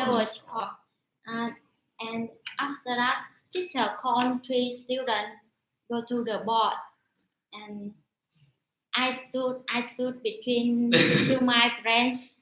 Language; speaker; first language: English; non-native, learner; Vietnamese